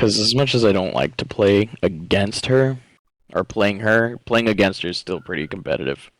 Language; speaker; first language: English; native; English